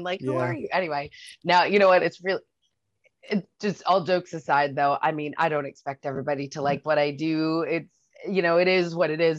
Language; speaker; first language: English; native; English